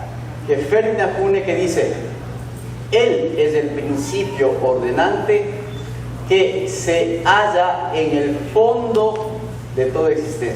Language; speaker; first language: Spanish; native; Spanish